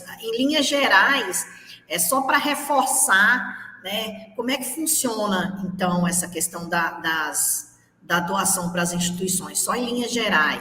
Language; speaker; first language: Portuguese; native; Portuguese